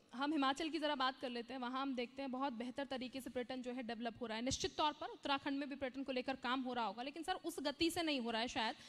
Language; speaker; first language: Hindi; native; Hindi